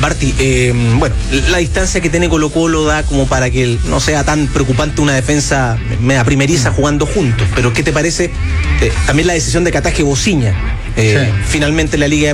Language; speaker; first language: Spanish; native; Spanish